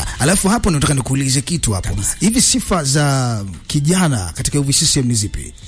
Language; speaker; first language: Swahili; native; Swahili